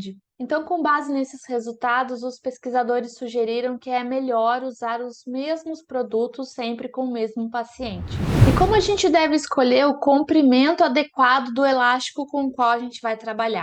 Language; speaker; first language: Portuguese; native; Portuguese